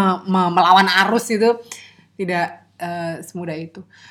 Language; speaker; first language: Indonesian; native; Indonesian